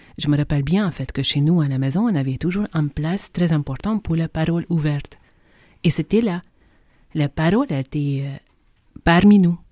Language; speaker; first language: French; non-native, fluent; Hungarian